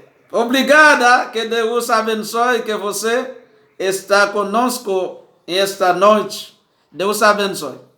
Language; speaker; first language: Portuguese; non-native, learner; Haitian Creole